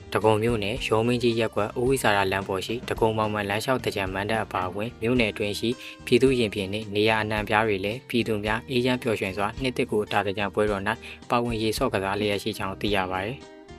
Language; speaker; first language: Burmese; native; Burmese